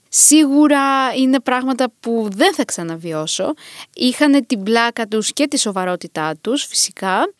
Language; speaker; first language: Greek; early bilingual, other home language; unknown